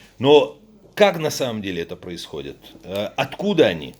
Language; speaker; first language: Russian; native; Russian